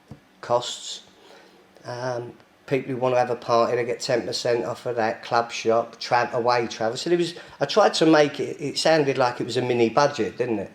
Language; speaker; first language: English; native; English